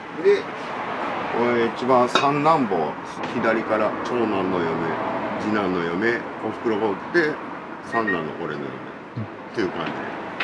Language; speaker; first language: Japanese; native; Japanese